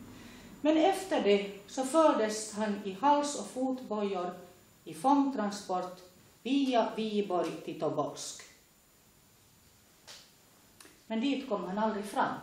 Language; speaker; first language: Swedish; native; Swedish